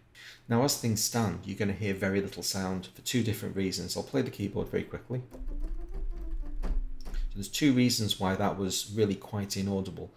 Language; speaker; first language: English; native; English